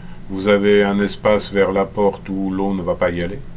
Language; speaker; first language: French; native; French